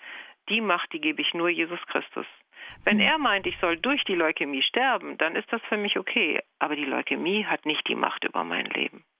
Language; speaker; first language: German; native; German